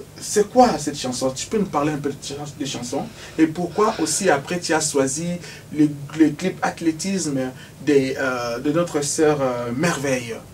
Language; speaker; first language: French; non-native, local second language; Lingala